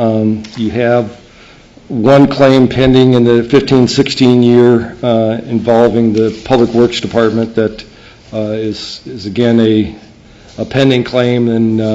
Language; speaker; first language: English; native; English